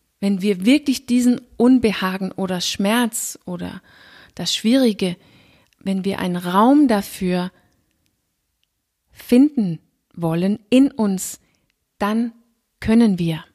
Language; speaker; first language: German; non-native, fluent; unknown